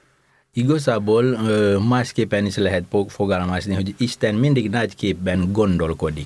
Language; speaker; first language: Hungarian; non-native, fluent; Indonesian